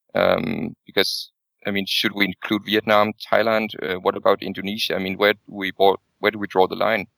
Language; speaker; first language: English; non-native, fluent; Danish